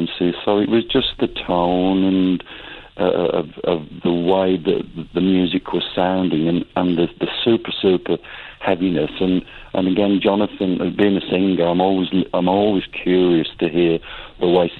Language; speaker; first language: English; native; English